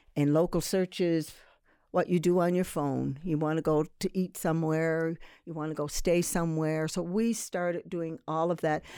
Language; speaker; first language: English; native; English